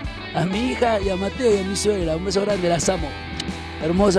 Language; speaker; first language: Spanish; native; Spanish